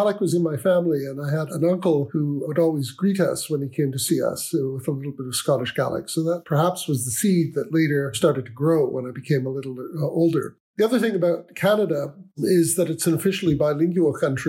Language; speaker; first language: English; native; English